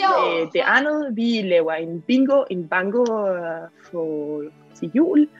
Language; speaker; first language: Danish; non-native, fluent; Catalan